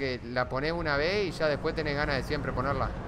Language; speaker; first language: Spanish; native; Spanish